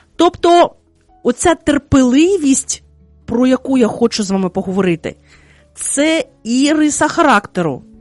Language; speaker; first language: Ukrainian; native; Ukrainian